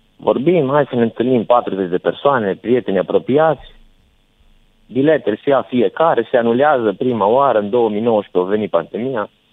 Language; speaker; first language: Romanian; native; Romanian